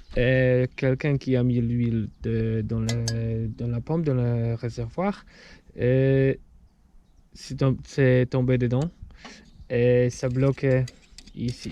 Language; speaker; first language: French; non-native, fluent; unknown